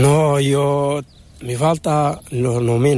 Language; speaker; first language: Spanish; non-native, learner; Arabic